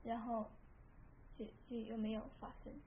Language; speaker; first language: Chinese; early bilingual, heritage; Chinese